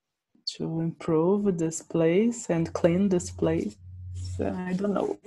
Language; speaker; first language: English; non-native, learner; Portuguese